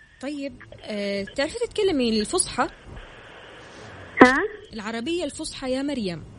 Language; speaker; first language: Arabic; native; Arabic